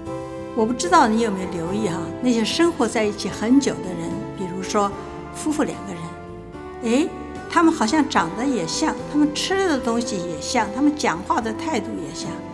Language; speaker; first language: Chinese; native; Chinese